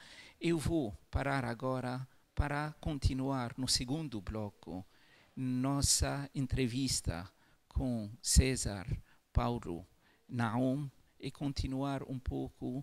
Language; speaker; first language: Portuguese; non-native, local second language; Arabic